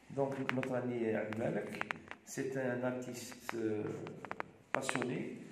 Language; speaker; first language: French; non-native, local second language; Arabic